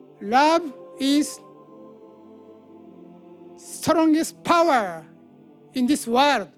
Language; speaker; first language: English; non-native, learner; Japanese